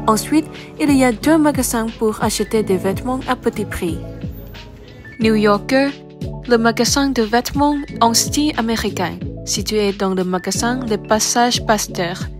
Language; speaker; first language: French; non-native, fluent; Thai